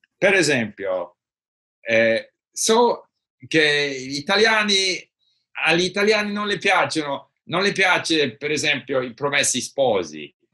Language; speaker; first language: Italian; non-native, learner; English